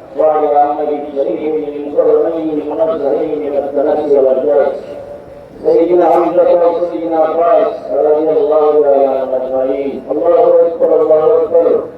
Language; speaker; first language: Arabic; non-native, fluent; Bangla